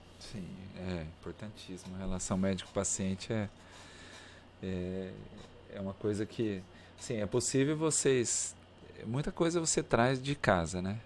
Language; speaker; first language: Portuguese; native; Portuguese